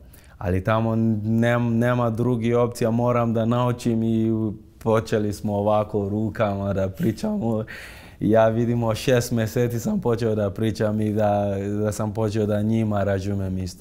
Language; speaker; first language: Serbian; non-native, fluent; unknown